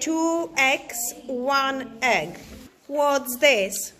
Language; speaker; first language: English; non-native, fluent; Czech